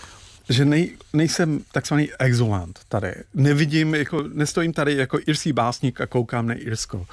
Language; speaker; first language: Czech; non-native, fluent; English